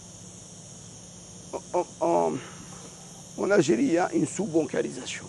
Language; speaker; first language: French; non-native, local second language; Arabic